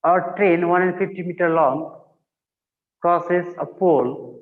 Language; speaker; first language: English; non-native, local second language; Nepali